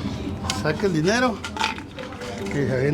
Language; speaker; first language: Spanish; native; Spanish